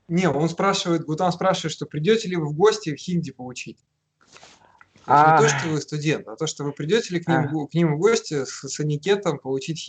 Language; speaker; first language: Russian; native; Russian